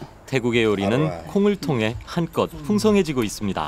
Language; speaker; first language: Korean; native; Korean